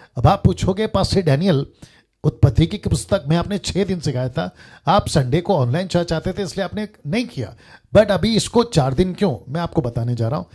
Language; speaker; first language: Hindi; native; Hindi